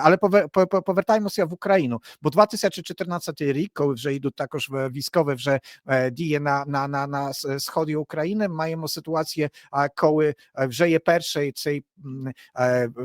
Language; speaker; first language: Polish; non-native, learner; Ukrainian